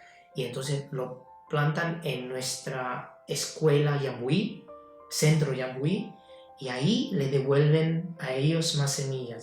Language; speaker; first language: Spanish; non-native, fluent; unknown